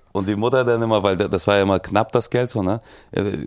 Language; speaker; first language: German; early bilingual, other home language; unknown